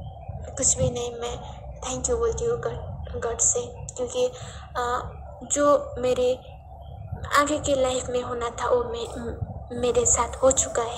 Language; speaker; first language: Hindi; non-native, learner; Nepali